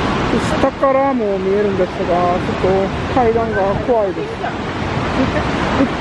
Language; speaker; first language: Japanese; non-native, fluent; Korean